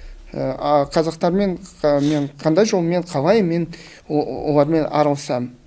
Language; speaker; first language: Kazakh; non-native, local second language; Russian